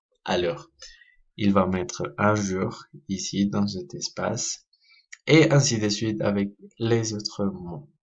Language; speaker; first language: French; non-native, learner; Spanish